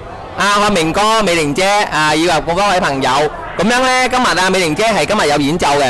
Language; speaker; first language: Cantonese; early bilingual, heritage; Cantonese